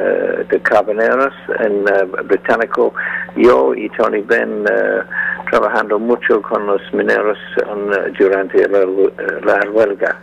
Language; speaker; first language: Spanish; non-native, learner; English